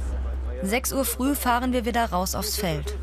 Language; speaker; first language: German; native; German